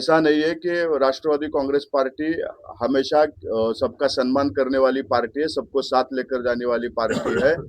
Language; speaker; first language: Hindi; non-native, local second language; Marathi